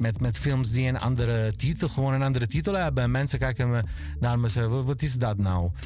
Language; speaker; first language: Dutch; non-native, fluent; Italian